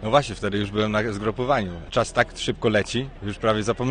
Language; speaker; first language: Polish; early bilingual, heritage; Polish